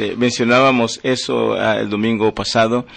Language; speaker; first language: Spanish; native; Spanish